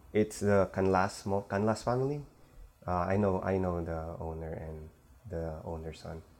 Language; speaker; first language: English; non-native, local second language; Filipino